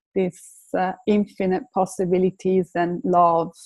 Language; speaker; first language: English; non-native, fluent; Italian